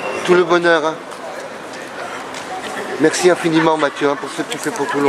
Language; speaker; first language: French; native; French